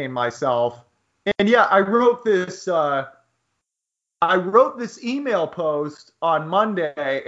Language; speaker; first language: English; native; English